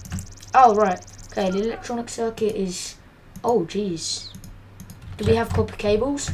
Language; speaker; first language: English; native; English